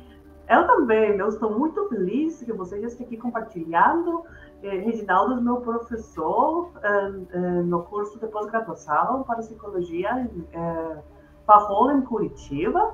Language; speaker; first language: Portuguese; non-native, fluent; Spanish